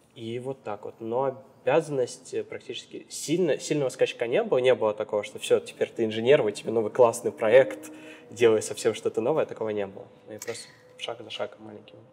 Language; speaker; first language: Russian; native; Russian